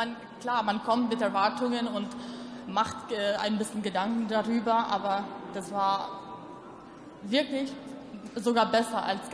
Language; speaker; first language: German; non-native, local second language; Albanian